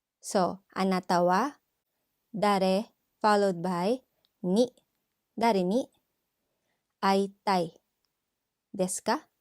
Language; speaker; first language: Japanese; non-native, fluent; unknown